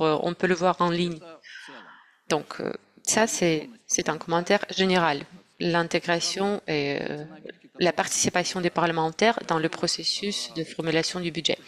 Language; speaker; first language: French; non-native, fluent; Russian